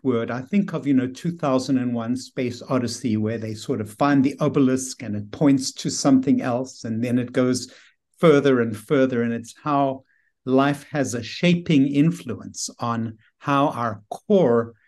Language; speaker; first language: English; native; English